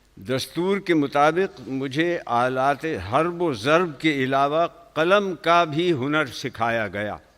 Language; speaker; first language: Urdu; native; Urdu